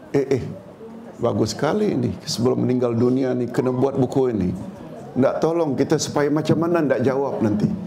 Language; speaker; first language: Malay; native; Malay